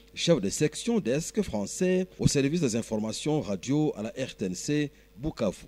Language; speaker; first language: French; non-native, local second language; Swahili